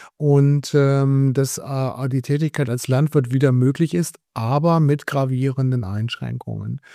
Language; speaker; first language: German; native; German